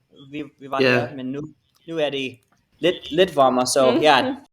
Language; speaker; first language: Danish; non-native, learner; English